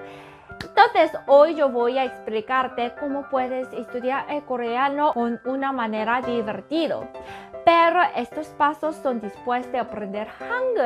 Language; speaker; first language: Spanish; non-native, fluent; Korean